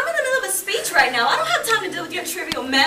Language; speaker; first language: English; native; English